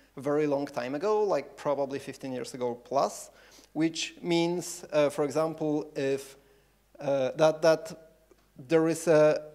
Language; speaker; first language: English; non-native, fluent; Polish